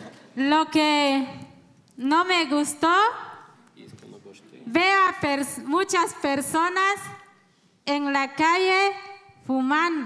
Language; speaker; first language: Spanish; non-native, local second language; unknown